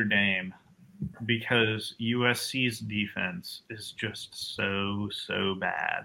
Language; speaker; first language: English; native; English